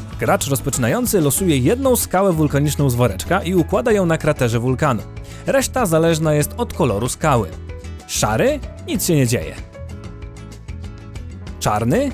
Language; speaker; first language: Polish; native; Polish